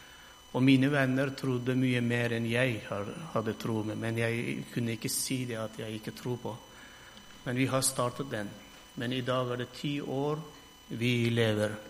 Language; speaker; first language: Norwegian; non-native, fluent; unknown